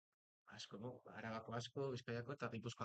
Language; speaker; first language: Basque; non-native, local second language; Spanish